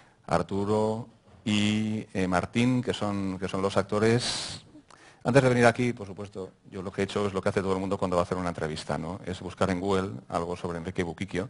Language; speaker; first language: Spanish; native; Spanish